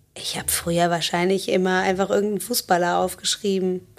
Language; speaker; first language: German; native; German